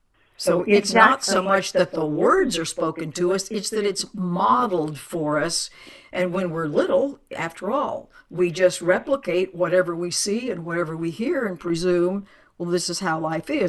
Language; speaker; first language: English; native; English